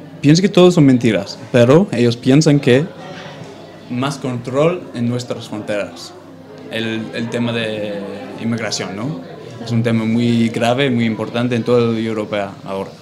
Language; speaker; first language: Spanish; non-native, fluent; English